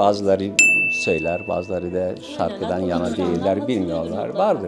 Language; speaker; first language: Turkish; non-native, local second language; Syriac